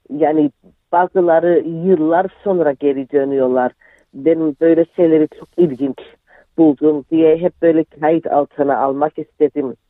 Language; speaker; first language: Turkish; early bilingual, heritage; Turkish